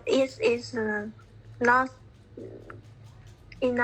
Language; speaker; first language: English; non-native, learner; Vietnamese